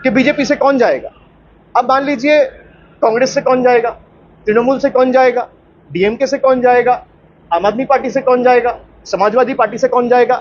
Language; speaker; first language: Hindi; non-native, local second language; Bangla